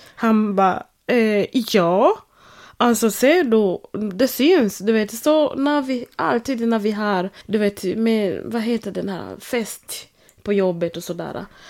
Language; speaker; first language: Swedish; non-native, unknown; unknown